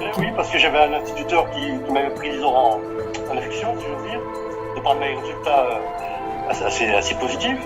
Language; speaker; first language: French; early bilingual, other home language; Portuguese